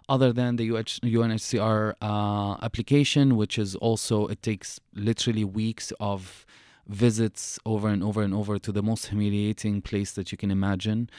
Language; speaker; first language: English; non-native, fluent; Arabic